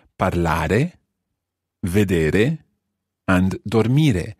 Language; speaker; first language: Italian; non-native, fluent; English